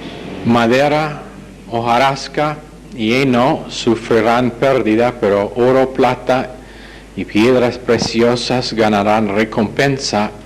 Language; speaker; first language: Spanish; non-native, fluent; English